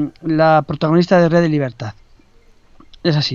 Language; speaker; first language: Spanish; native; Spanish